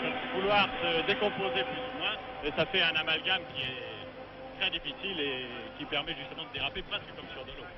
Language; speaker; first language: French; native; French